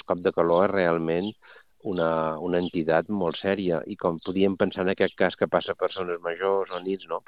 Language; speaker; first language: Catalan; native; Catalan